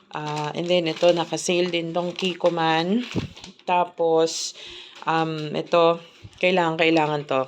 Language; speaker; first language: Filipino; native; Filipino